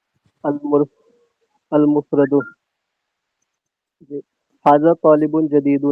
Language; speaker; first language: Arabic; non-native, learner; Urdu